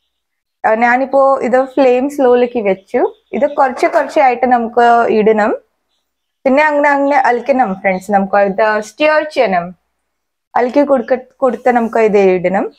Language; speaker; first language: Malayalam; non-native, learner; Hindi